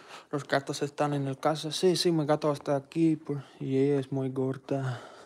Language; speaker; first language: Spanish; non-native, learner; English